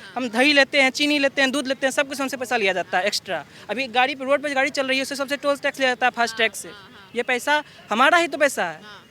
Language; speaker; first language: Hindi; native; Hindi